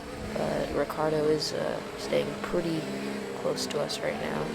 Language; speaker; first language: English; native; English